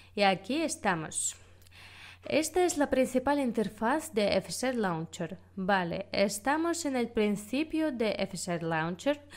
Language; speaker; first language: Spanish; non-native, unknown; Russian